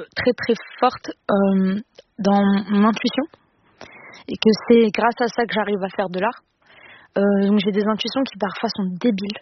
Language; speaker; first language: French; non-native, local second language; Arabic